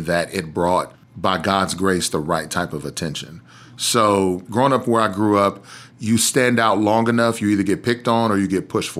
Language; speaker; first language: English; native; English